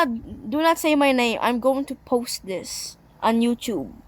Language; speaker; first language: English; non-native, local second language; Filipino